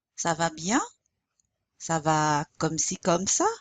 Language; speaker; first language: French; non-native, fluent; English